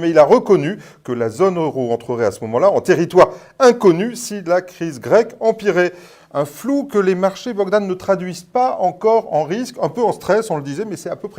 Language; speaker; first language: French; native; French